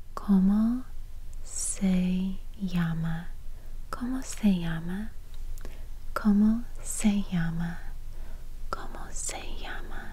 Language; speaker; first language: Spanish; non-native, learner; Russian